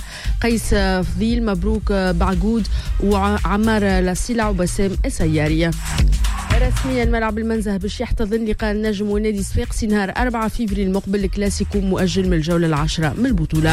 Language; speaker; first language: Arabic; native; Arabic